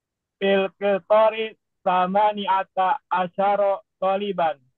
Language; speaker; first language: Arabic; non-native, learner; Indonesian